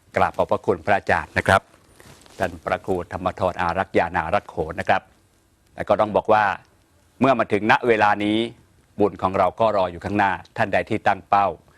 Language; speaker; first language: Thai; native; Thai